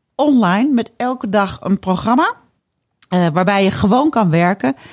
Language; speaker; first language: Dutch; early bilingual, other home language; Indonesian